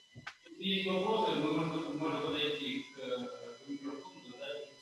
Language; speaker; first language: Russian; native; Russian